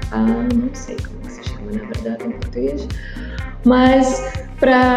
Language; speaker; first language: Portuguese; non-native, learner; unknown